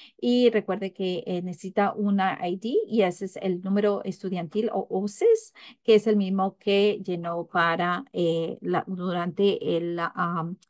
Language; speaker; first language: Spanish; early bilingual, heritage; English